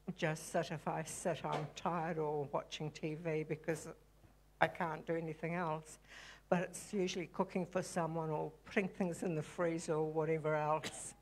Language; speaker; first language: English; native; English